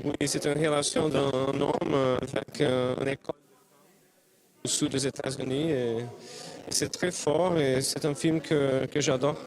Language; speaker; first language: French; non-native, fluent; Portuguese